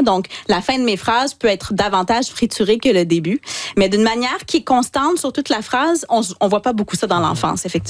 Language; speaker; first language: French; native; French